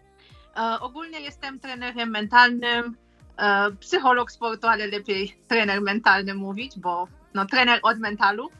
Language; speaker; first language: Polish; non-native, fluent; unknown